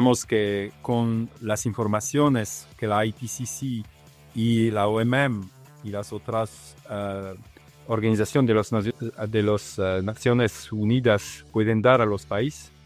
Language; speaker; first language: Spanish; non-native, fluent; Italian